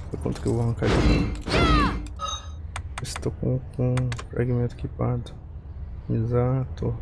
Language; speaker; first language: Portuguese; native; Portuguese